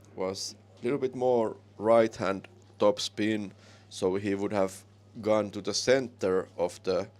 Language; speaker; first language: English; non-native, fluent; Finnish